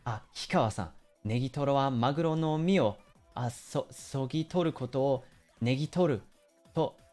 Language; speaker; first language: Japanese; early bilingual, other home language; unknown